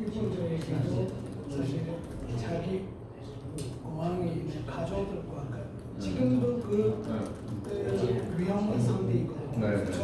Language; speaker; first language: Korean; non-native, fluent; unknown